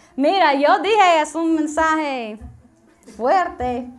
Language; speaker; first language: Spanish; non-native, learner; English